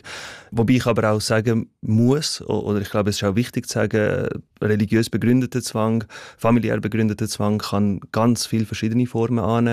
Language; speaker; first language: German; early bilingual, other home language; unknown